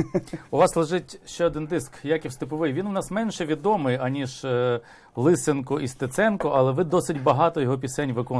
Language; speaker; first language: Ukrainian; native; Ukrainian